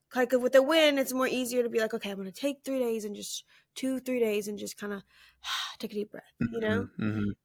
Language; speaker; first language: English; native; English